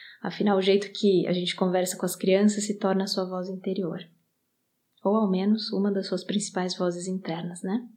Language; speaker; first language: Portuguese; native; Portuguese